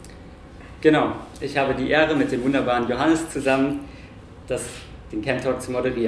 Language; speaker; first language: German; native; German